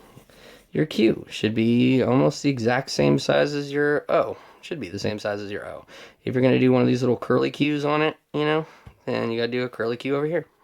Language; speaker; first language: English; native; English